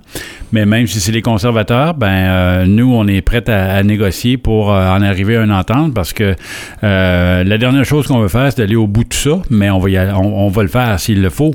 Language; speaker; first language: French; native; French